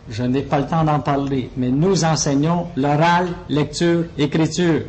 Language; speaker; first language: French; native; French